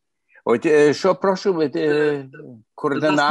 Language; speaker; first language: Ukrainian; early bilingual, heritage; Ukrainian